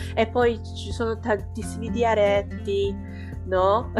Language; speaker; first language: Italian; non-native, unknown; Japanese